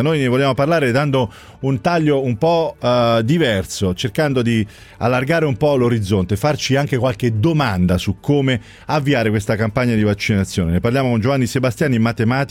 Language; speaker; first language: Italian; native; Italian